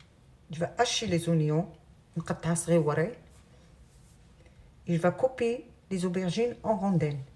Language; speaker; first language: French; non-native, local second language; Arabic